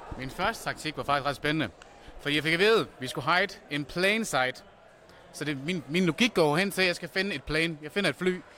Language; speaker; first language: Danish; native; Danish